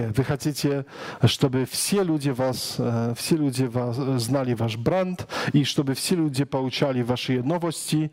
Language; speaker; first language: Russian; non-native, learner; Polish